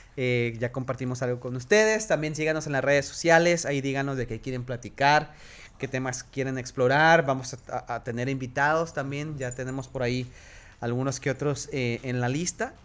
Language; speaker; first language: Spanish; native; Spanish